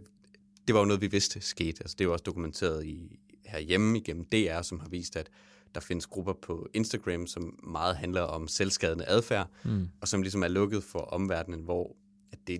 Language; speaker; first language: Danish; native; Danish